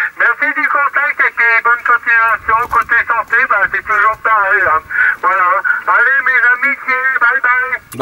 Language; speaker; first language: French; native; French